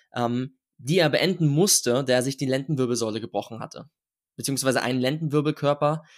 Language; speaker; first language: German; native; German